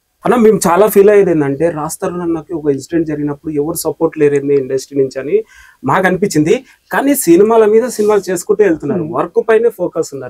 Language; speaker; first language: Telugu; native; Telugu